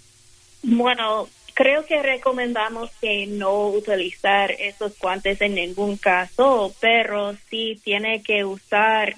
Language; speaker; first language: Spanish; non-native, learner; English